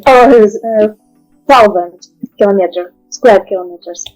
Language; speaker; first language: English; non-native, learner; Russian